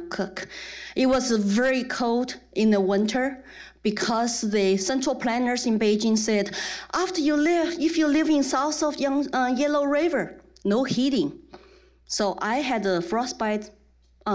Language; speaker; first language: English; non-native, fluent; Chinese